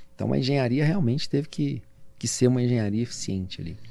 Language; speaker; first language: Portuguese; native; Portuguese